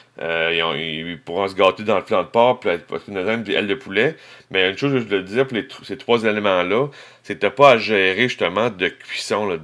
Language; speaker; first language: French; native; French